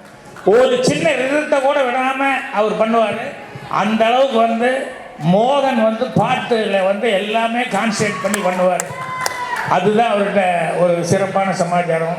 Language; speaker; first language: Tamil; native; Tamil